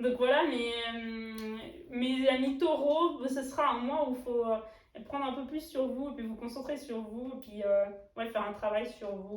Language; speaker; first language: French; native; French